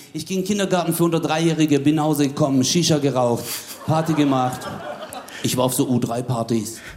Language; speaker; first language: German; early bilingual, other home language; Turkish